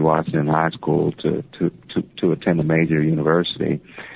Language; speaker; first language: English; native; English